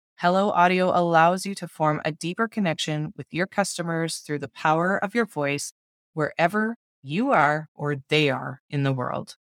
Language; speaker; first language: English; native; English